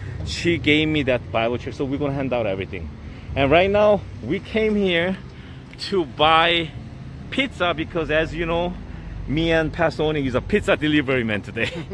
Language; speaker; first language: English; non-native, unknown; Korean